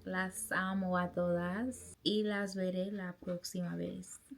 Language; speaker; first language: Spanish; non-native, learner; English